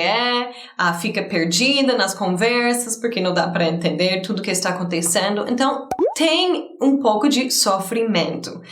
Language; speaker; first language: Portuguese; non-native, fluent; English